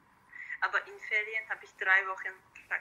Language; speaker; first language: German; non-native, learner; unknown